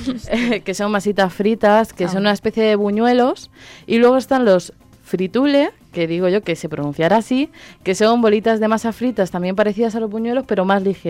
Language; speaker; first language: Spanish; native; Spanish